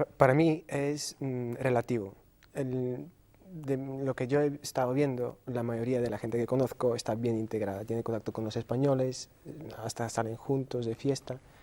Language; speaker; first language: Spanish; non-native, fluent; Bulgarian